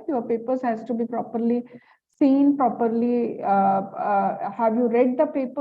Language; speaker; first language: English; non-native, local second language; Hindi